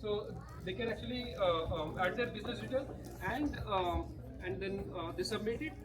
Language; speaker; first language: English; non-native, local second language; Marathi